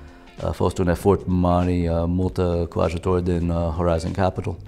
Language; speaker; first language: Romanian; non-native, learner; English